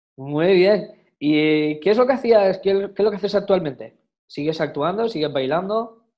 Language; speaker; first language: Spanish; native; Spanish